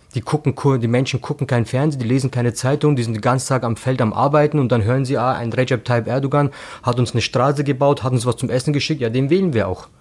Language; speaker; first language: German; early bilingual, other home language; Turkish